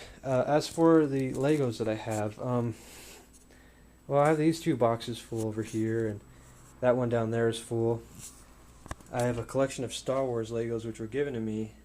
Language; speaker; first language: English; native; English